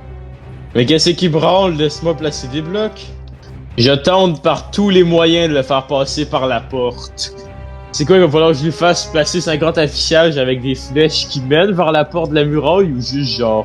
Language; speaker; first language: French; native; French